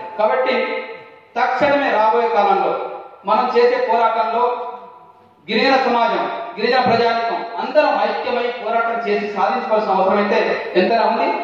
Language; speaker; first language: Telugu; non-native, local second language; Lambadi